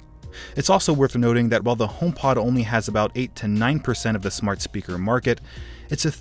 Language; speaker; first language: English; native; English